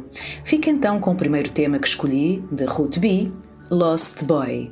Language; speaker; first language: Portuguese; native; Portuguese